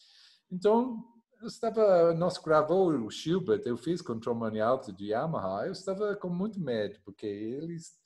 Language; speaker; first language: Portuguese; non-native, learner; English